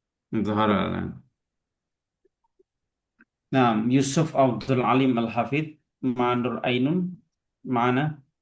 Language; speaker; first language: Arabic; non-native, fluent; Indonesian